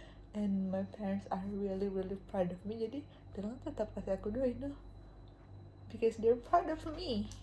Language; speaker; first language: English; non-native, local second language; Indonesian